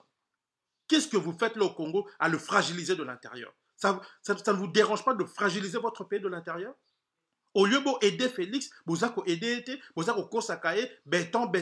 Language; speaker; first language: French; non-native, local second language; Lingala